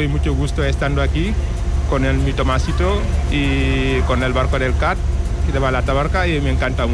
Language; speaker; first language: Spanish; non-native, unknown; Wolof